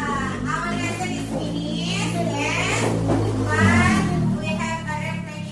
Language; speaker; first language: English; non-native, learner; Indonesian